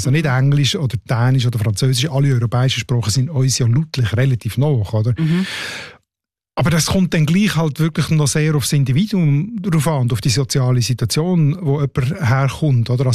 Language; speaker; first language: German; native; German